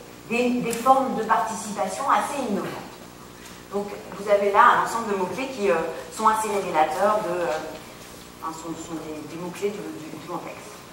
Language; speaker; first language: French; native; French